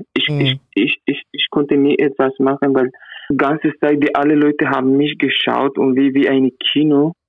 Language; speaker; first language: German; non-native, learner; Arabic